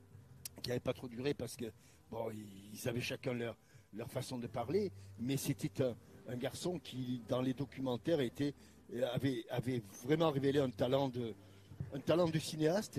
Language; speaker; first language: French; native; French